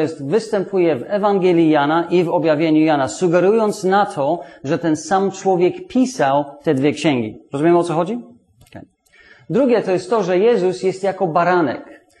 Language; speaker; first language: Polish; non-native, fluent; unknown